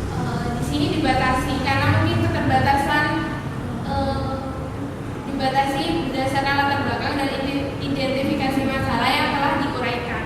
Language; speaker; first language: Indonesian; native; Indonesian